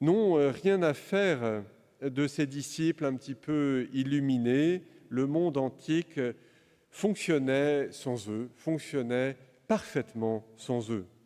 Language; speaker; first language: French; native; French